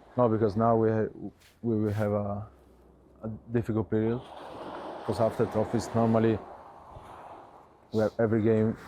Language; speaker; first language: English; non-native, learner; Italian